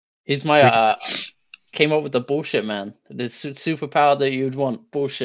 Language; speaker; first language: English; native; English